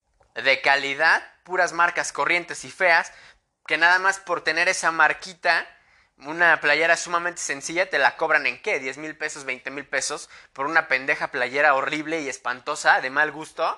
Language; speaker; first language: Spanish; native; Spanish